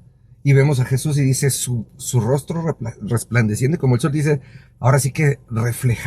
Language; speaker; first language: Spanish; native; Spanish